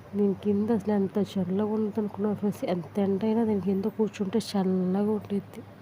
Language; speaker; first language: Telugu; non-native, local second language; Urdu